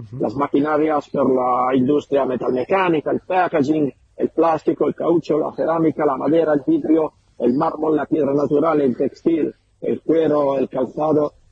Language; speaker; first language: Spanish; non-native, fluent; Italian